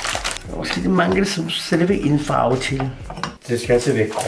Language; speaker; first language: Danish; non-native, fluent; Chinese